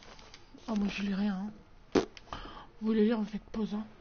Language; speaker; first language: French; native; French